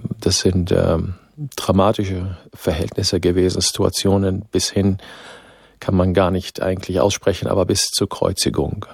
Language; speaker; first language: German; non-native, fluent; Arabic